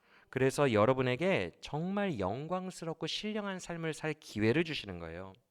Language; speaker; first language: Korean; native; Korean